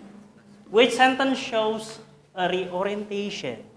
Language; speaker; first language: English; non-native, learner; Indonesian